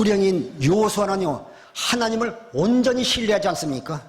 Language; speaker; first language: Korean; native; Korean